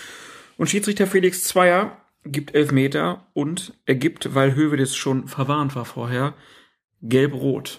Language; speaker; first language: German; native; German